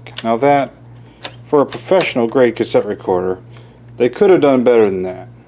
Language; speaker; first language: English; native; English